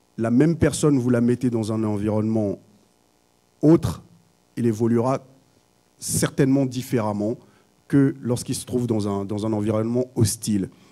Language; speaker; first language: French; early bilingual, other home language; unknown